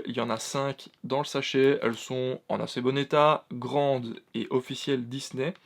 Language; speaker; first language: French; native; French